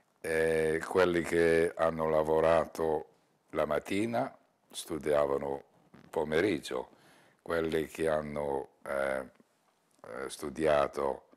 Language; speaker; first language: Italian; non-native, learner; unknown